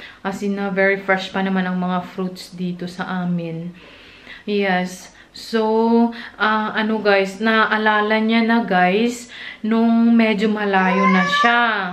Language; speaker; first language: Filipino; native; Filipino